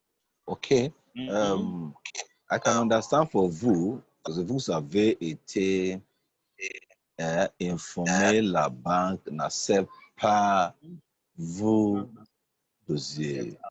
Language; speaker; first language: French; non-native, learner; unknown